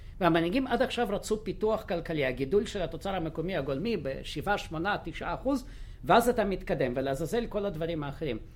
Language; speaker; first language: Hebrew; non-native, fluent; Russian